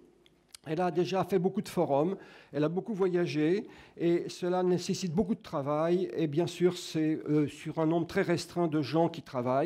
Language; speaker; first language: French; native; French